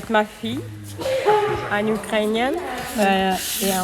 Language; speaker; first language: French; non-native, fluent; Russian